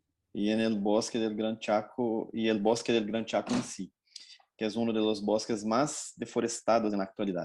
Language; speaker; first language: Spanish; non-native, fluent; Portuguese